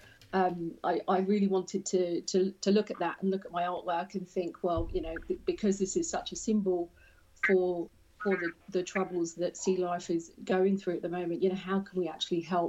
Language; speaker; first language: English; native; English